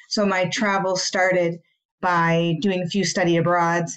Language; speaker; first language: English; native; English